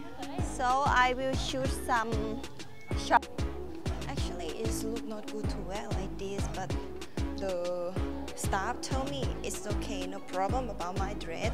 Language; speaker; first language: English; non-native, learner; Thai